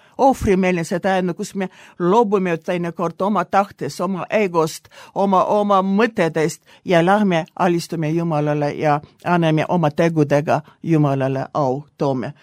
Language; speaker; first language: Estonian; non-native, local second language; Russian